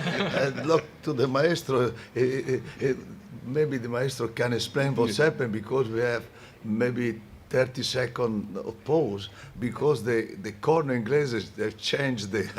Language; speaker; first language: English; non-native, fluent; Italian